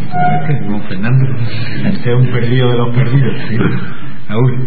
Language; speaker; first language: Spanish; native; Spanish